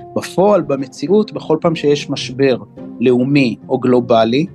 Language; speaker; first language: Hebrew; native; Hebrew